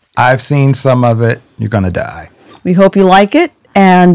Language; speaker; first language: English; native; English